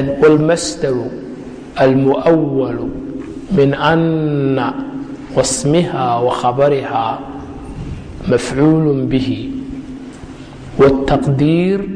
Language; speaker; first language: Arabic; non-native, fluent; Somali